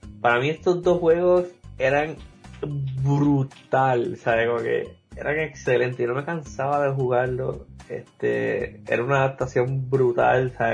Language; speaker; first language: Spanish; native; Spanish